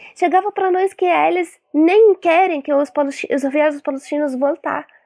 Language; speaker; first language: Portuguese; non-native, fluent; Arabic